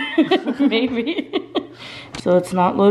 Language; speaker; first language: English; native; English